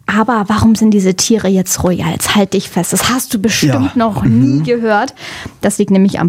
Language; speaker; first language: German; native; German